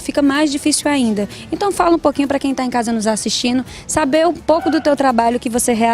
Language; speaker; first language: Portuguese; native; Portuguese